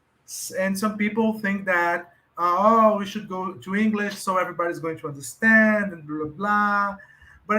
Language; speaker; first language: English; non-native, fluent; Portuguese